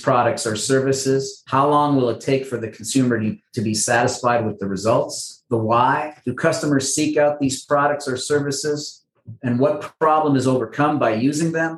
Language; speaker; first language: English; native; English